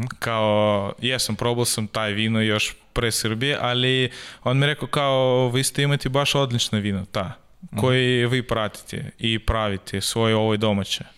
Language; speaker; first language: Serbian; non-native, learner; Russian